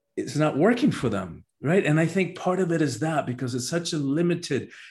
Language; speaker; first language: English; early bilingual, other home language; Spanish